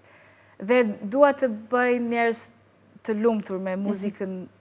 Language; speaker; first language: Albanian; non-native, learner; English